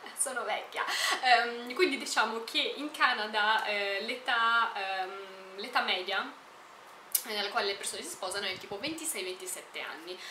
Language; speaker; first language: Italian; early bilingual, other home language; Romanian